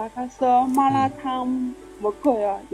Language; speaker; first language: Korean; non-native, learner; Chinese